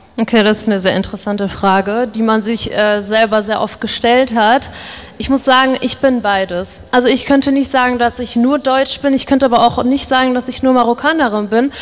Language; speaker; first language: German; native; German